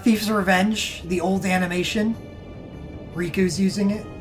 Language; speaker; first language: English; native; English